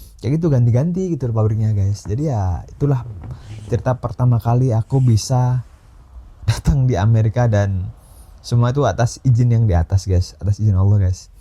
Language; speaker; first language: Indonesian; native; Indonesian